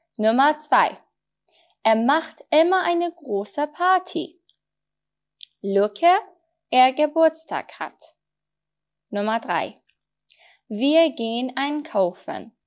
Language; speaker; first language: German; non-native, fluent; Persian